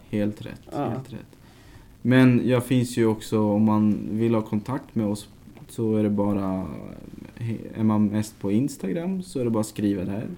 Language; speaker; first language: Swedish; native; Swedish